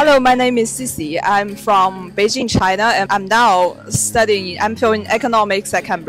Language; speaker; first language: English; non-native, fluent; Chinese